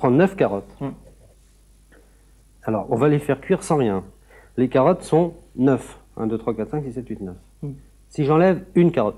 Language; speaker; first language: French; native; French